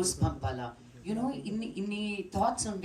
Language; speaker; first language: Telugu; native; Telugu